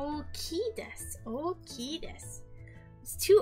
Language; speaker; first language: Japanese; non-native, learner; English